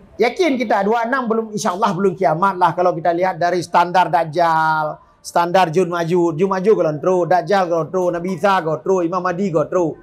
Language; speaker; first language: Malay; non-native, local second language; Achinese